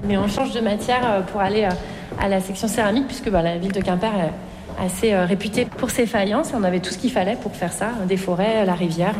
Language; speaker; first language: French; native; French